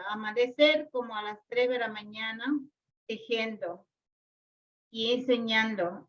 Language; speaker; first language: Spanish; non-native, local second language; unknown